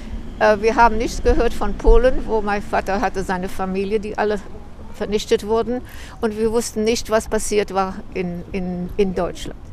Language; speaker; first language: German; early bilingual, heritage; German